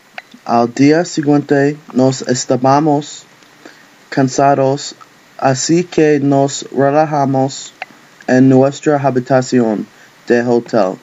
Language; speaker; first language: Spanish; non-native, learner; English